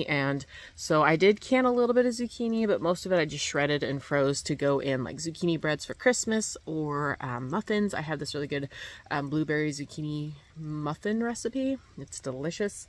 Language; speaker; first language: English; native; English